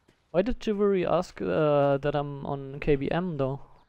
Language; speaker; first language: English; non-native, fluent; German